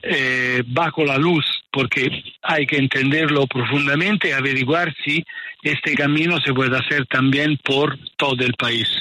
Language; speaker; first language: Spanish; non-native, fluent; Italian